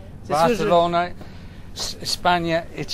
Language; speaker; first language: French; non-native, learner; Spanish